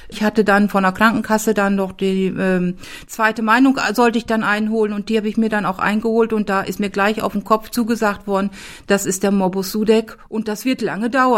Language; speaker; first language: German; native; German